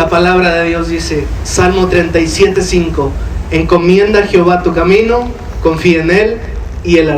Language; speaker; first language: Spanish; native; Spanish